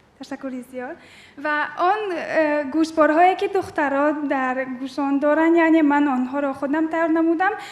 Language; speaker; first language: Tajik; non-native, local second language; Shughni